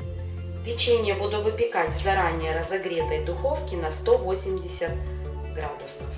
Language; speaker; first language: Russian; native; Russian